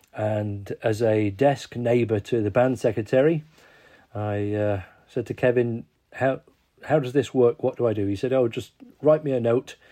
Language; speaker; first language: English; native; English